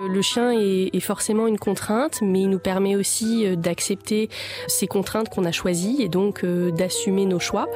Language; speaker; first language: French; native; French